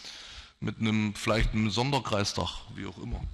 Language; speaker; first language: German; native; German